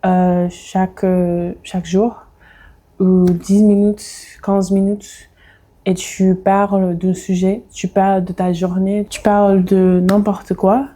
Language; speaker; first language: French; non-native, fluent; English